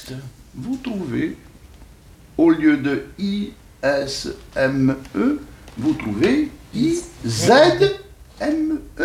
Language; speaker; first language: French; native; French